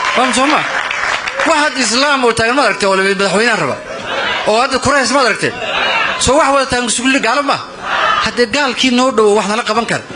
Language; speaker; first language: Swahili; non-native, local second language; Somali